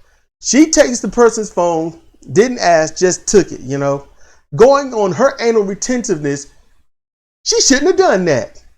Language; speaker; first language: English; native; English